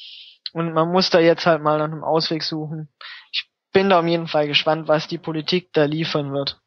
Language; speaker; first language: German; native; German